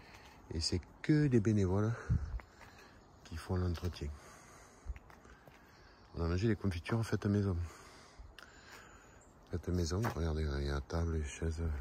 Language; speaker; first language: French; native; French